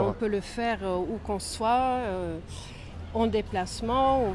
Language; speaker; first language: French; non-native, fluent; Swedish